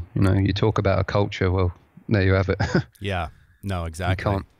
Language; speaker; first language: English; native; English